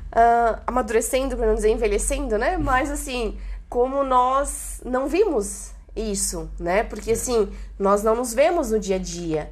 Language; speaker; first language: Portuguese; native; Portuguese